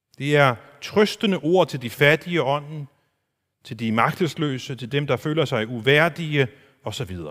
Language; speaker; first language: Danish; non-native, local second language; Faroese